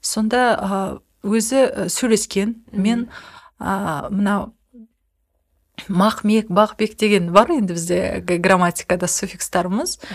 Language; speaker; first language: Kazakh; native; Kazakh